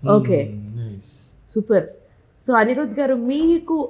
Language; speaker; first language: Telugu; native; Telugu